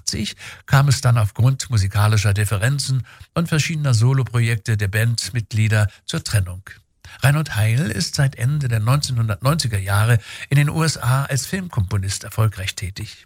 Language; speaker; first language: German; native; German